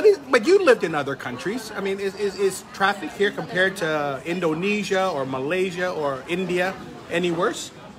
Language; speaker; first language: English; non-native, fluent; Thai